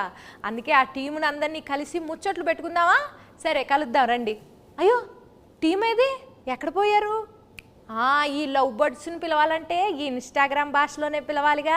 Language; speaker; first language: Telugu; native; Telugu